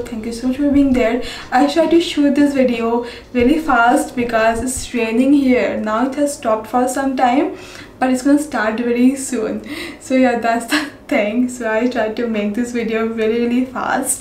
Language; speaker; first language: English; non-native, local second language; Bangla